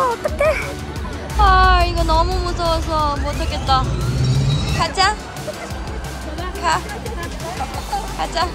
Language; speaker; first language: Korean; non-native, learner; Chinese